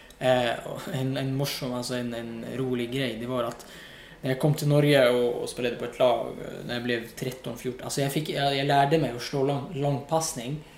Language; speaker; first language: Swedish; non-native, fluent; Riffian